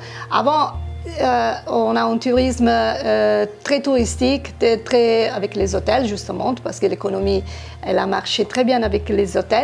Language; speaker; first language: French; non-native, fluent; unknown